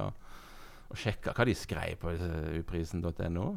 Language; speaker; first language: Norwegian; native; Norwegian